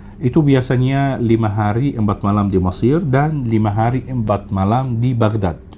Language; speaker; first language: Indonesian; non-native, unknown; Arabic